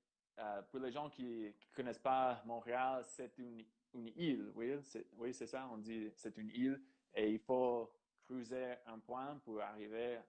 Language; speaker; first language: French; non-native, fluent; English